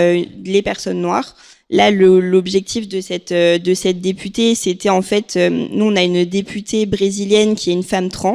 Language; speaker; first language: French; native; French